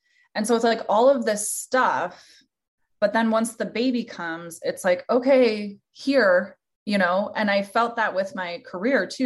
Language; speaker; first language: English; native; English